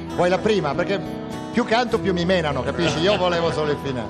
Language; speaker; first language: Italian; non-native, fluent; Albanian